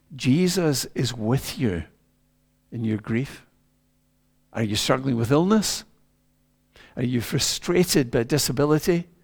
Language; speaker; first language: English; native; English